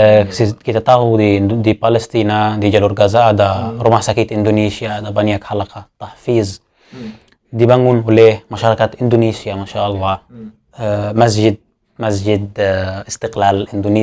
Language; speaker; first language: Indonesian; non-native, fluent; Arabic